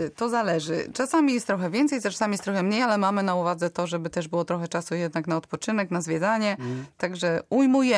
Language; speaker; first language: Polish; native; Polish